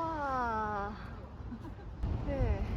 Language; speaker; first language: Chinese; non-native, fluent; Korean